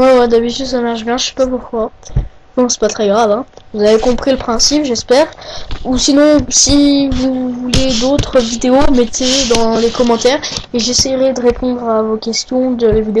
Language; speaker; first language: French; native; French